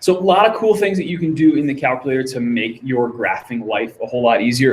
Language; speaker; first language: English; native; English